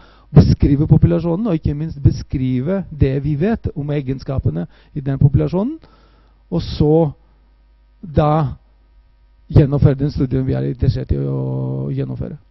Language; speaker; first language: Norwegian; non-native, fluent; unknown